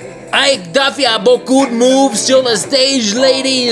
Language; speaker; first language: French; non-native, learner; English